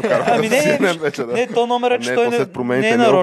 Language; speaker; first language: Bulgarian; native; Bulgarian